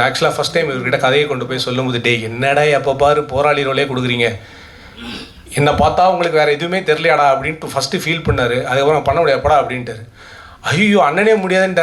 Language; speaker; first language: Tamil; native; Tamil